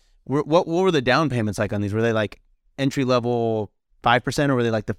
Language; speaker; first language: English; early bilingual, other home language; Spanish